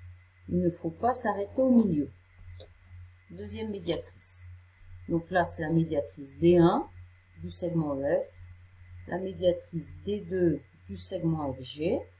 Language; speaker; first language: French; native; French